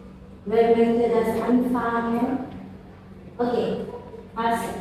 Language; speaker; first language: German; non-native, fluent; Indonesian